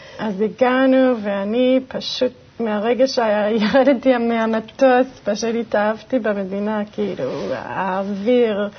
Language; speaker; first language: Hebrew; early bilingual, other home language; English